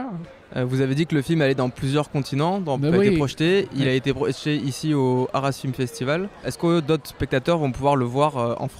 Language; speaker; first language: French; native; French